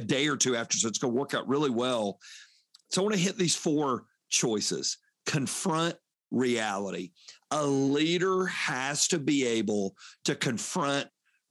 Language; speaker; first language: English; native; English